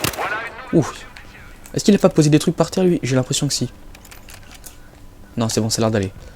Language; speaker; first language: French; native; French